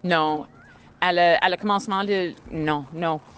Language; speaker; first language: French; non-native, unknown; English